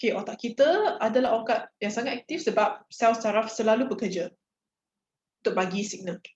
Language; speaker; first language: Malay; non-native, local second language; Chinese